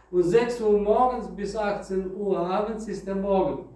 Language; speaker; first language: German; non-native, fluent; Russian